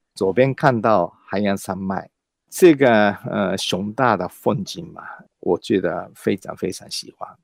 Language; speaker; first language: Chinese; non-native, fluent; Japanese